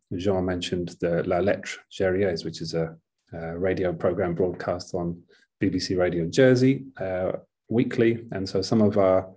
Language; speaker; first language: English; native; English